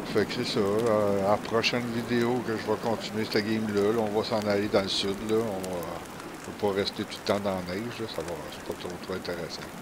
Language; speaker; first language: French; native; French